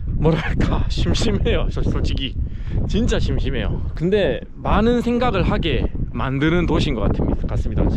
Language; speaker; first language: Korean; native; Korean